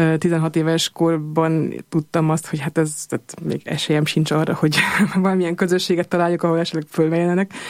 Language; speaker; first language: Hungarian; early bilingual, heritage; Hungarian